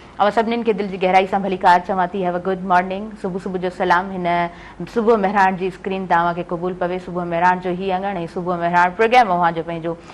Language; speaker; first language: Sindhi; native; Sindhi